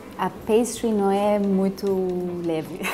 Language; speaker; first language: Portuguese; non-native, learner; German